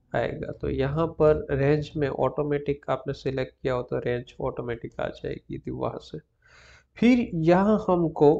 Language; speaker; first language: Hindi; non-native, local second language; Gujarati